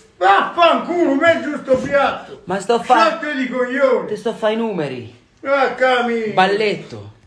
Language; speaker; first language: Italian; native; Italian